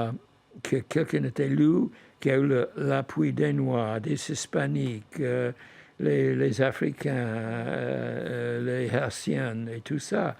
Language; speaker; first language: French; non-native, fluent; English